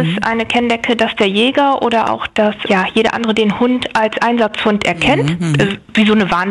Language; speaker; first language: German; native; German